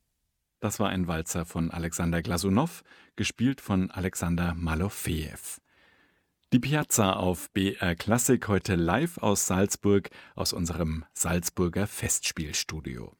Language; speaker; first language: German; native; German